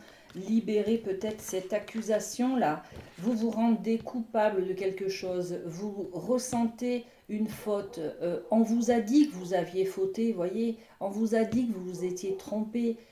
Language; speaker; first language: French; native; French